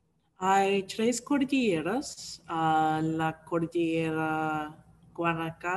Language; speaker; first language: Spanish; non-native, learner; English